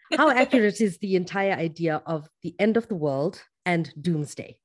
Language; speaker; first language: English; native; English